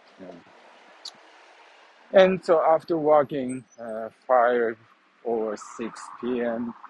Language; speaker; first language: English; non-native, learner; Japanese